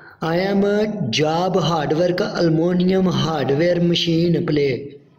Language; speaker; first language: English; non-native, learner; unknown